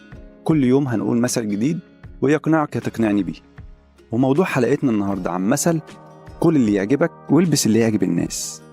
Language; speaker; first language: Arabic; native; Arabic